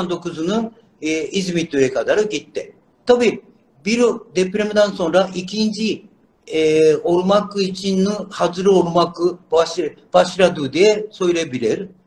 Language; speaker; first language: Turkish; non-native, learner; Japanese